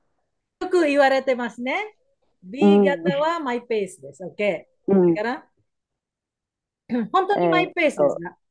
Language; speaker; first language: Japanese; non-native, learner; Indonesian